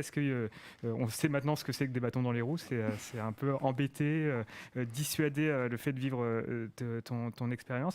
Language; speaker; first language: French; native; French